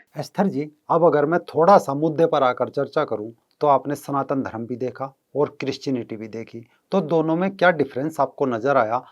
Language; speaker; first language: Hindi; native; Hindi